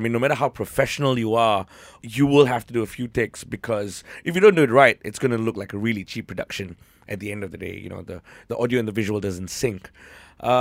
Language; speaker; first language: English; native; English